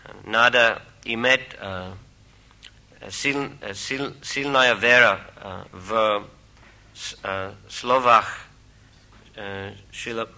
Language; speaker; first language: Russian; non-native, fluent; English